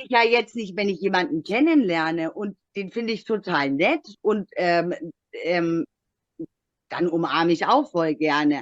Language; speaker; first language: German; native; German